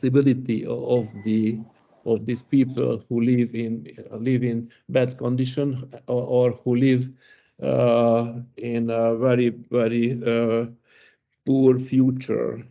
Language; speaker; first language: English; non-native, learner; Hungarian